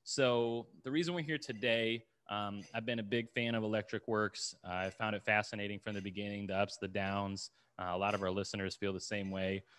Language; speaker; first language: English; native; English